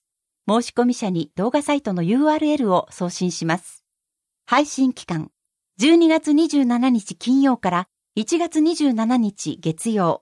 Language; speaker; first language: Japanese; native; Japanese